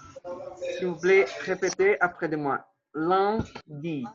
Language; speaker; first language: French; non-native, fluent; Spanish